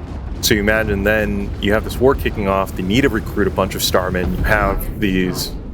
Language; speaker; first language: English; native; English